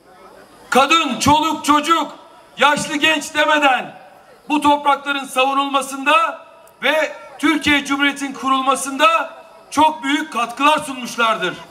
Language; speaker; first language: Turkish; native; Turkish